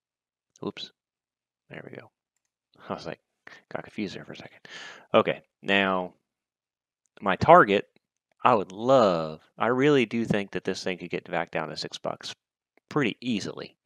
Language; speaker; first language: English; native; English